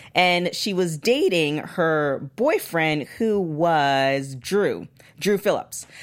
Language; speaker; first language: English; native; English